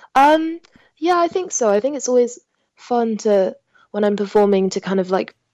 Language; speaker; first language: English; non-native, local second language; French